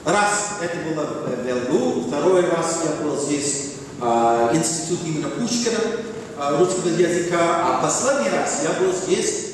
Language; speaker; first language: Russian; non-native, fluent; English